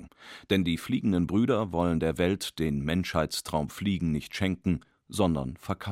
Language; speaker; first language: German; native; German